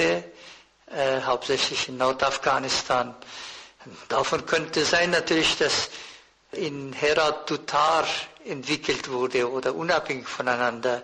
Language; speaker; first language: German; non-native, fluent; Persian